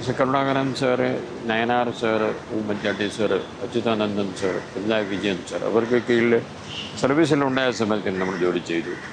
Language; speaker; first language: Malayalam; non-native, fluent; Hindi